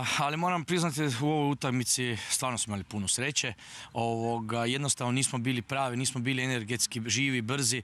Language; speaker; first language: Croatian; native; Croatian